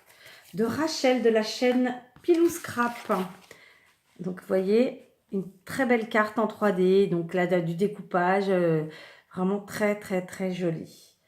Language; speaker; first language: French; native; French